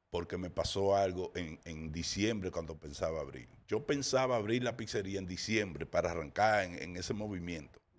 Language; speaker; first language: Spanish; early bilingual, heritage; Spanish